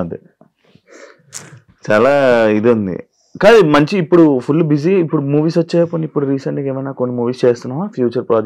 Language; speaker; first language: Telugu; native; Telugu